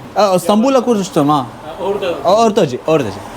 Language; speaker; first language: Turkish; non-native, learner; Arabic